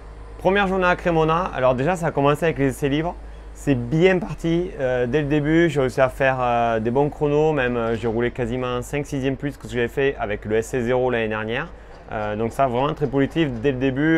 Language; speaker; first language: French; native; French